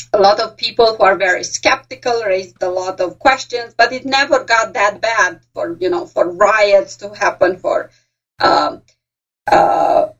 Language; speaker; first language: English; non-native, fluent; Romanian